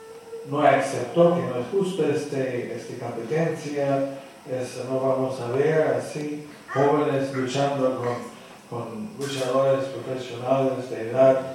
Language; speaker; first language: Spanish; non-native, fluent; English